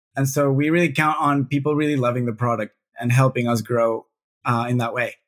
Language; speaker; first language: English; non-native, fluent; Spanish